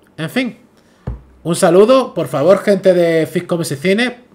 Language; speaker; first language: Spanish; native; Spanish